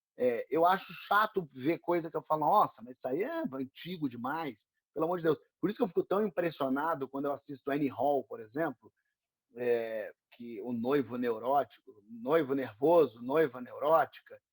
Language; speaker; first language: Portuguese; native; Portuguese